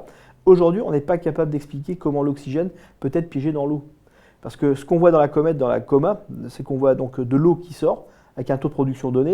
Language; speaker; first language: French; native; French